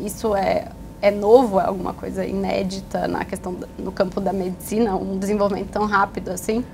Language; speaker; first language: Portuguese; native; Portuguese